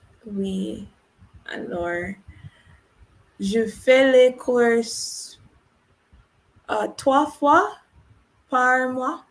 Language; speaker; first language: French; non-native, learner; English